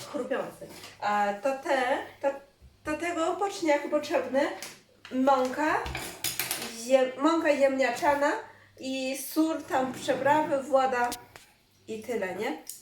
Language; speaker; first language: Polish; non-native, learner; Chinese